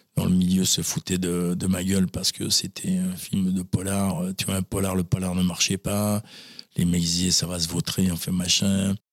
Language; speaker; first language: French; native; French